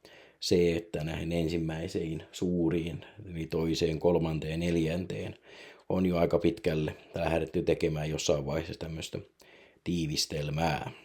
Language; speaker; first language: Finnish; native; Finnish